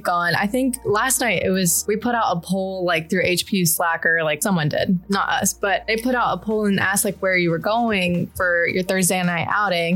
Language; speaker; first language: English; native; English